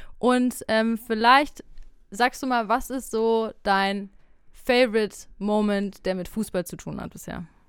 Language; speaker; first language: German; native; German